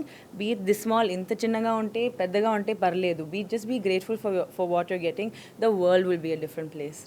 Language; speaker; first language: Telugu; non-native, fluent; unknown